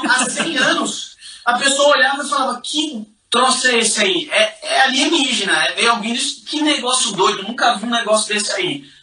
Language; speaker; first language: Portuguese; native; Portuguese